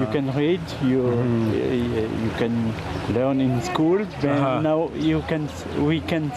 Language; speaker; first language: English; non-native, learner; French